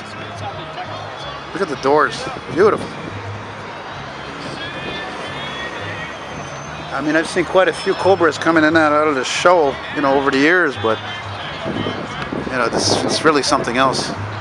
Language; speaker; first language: English; native; English